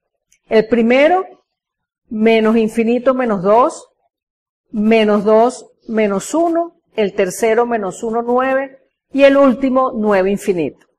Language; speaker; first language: Spanish; native; Spanish